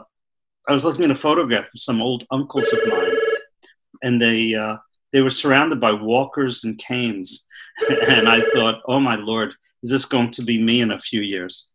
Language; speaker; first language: English; native; English